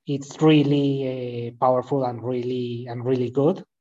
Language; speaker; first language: English; non-native, fluent; Spanish